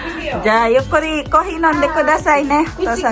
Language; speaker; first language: Japanese; non-native, fluent; Filipino